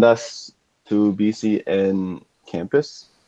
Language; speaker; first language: Spanish; non-native, learner; English